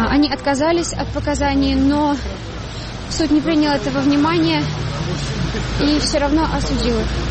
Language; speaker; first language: Russian; native; Russian